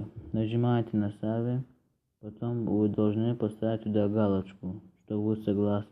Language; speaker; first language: Russian; early bilingual, heritage; Russian